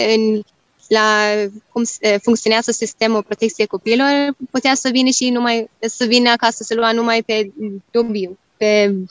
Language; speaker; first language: Romanian; non-native, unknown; Norwegian